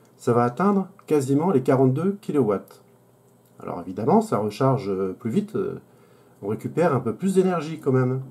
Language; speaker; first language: French; native; French